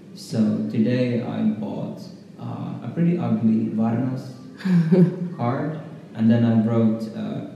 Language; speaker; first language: English; non-native, fluent; Finnish